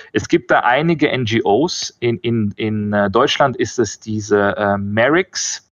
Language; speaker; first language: German; early bilingual, other home language; Russian